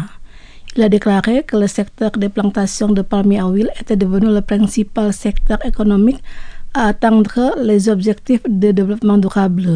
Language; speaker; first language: French; non-native, fluent; Indonesian